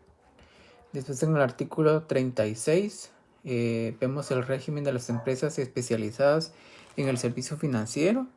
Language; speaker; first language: Spanish; native; Spanish